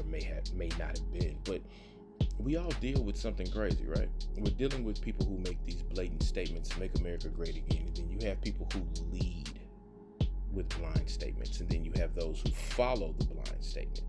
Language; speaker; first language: English; native; English